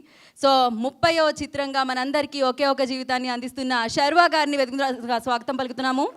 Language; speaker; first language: Telugu; native; Telugu